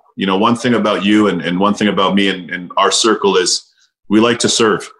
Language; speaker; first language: English; native; English